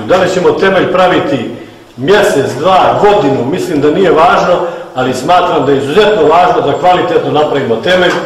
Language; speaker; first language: Bosnian; native; Bosnian